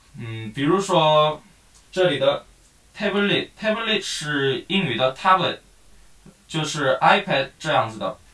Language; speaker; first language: Chinese; non-native, fluent; Korean